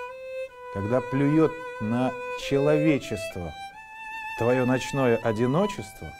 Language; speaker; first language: Russian; native; Russian